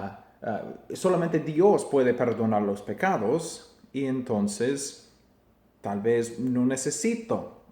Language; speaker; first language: Spanish; non-native, fluent; English